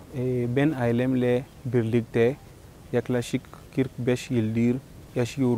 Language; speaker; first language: Turkish; non-native, learner; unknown